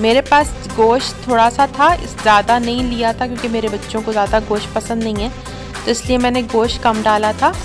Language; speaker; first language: Urdu; native; Urdu